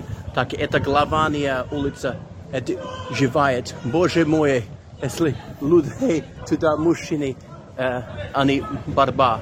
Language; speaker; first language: Russian; non-native, learner; English